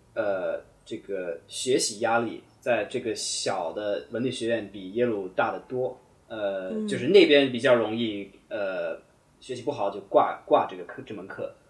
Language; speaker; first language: Chinese; non-native, fluent; English